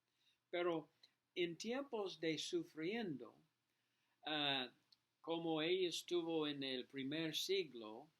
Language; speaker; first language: Spanish; non-native, learner; English